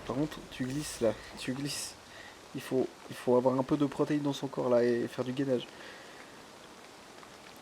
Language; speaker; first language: French; native; French